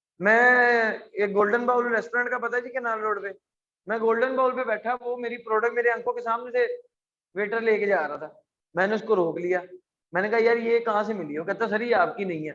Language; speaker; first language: Urdu; non-native, local second language; Punjabi